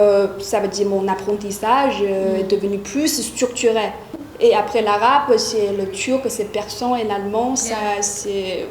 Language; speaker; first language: French; non-native, fluent; Chinese